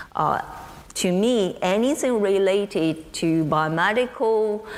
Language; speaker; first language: English; non-native, fluent; Chinese